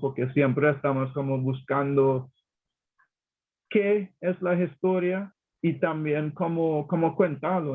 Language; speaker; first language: Spanish; non-native, learner; English